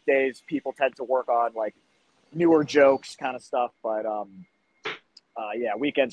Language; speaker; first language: English; native; English